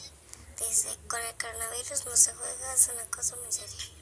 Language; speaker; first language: Spanish; native; Spanish